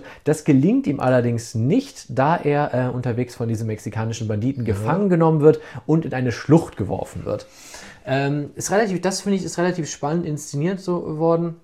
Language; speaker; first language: German; native; German